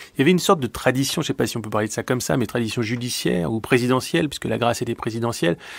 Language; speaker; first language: French; native; French